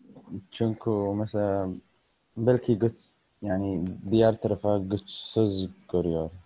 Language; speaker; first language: Turkish; non-native, learner; Arabic